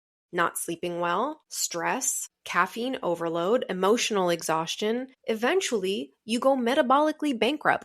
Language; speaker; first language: English; native; English